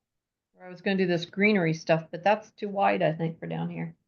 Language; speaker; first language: English; native; English